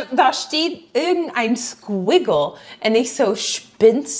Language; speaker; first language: German; non-native, fluent; English